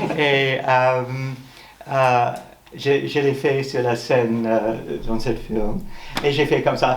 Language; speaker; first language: French; non-native, learner; English